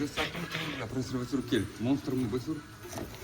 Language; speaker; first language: French; non-native, learner; Russian